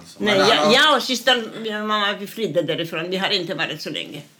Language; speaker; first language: Swedish; non-native, fluent; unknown